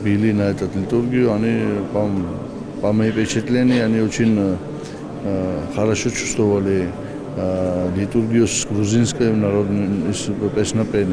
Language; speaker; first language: Russian; non-native, fluent; Georgian